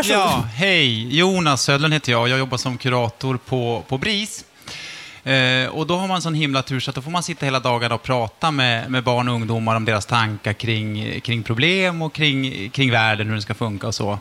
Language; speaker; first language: Swedish; native; Swedish